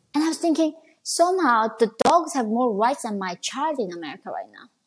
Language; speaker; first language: English; non-native, fluent; Korean